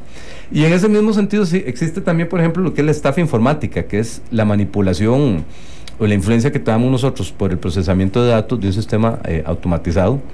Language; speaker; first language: Spanish; native; Spanish